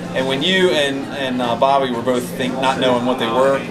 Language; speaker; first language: English; native; English